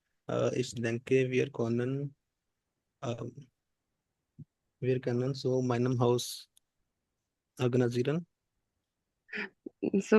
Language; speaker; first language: German; non-native, learner; Urdu